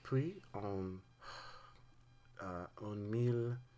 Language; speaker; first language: French; non-native, learner; English